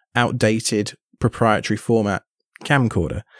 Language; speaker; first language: English; native; English